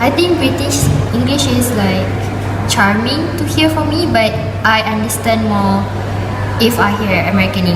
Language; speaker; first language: English; non-native, local second language; Malay